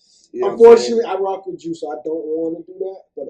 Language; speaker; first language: English; native; English